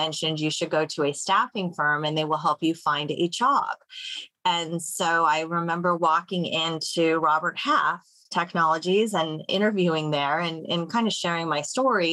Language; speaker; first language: English; native; English